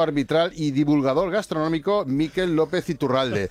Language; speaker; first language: Spanish; native; Spanish